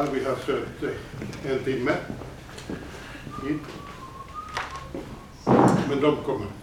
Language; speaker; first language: Swedish; non-native, fluent; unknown